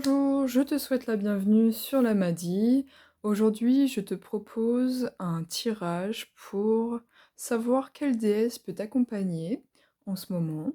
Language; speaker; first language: French; native; French